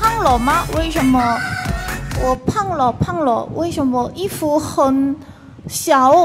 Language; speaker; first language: Chinese; non-native, learner; Korean